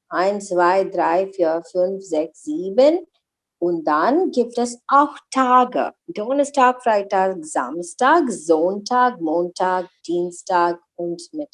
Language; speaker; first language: German; non-native, learner; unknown